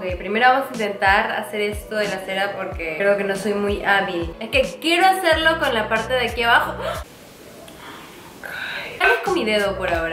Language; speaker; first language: Spanish; native; Spanish